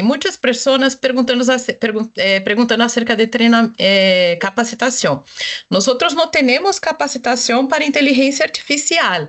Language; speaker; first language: Spanish; non-native, local second language; Portuguese